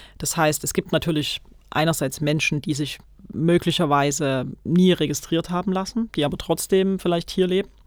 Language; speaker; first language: German; native; German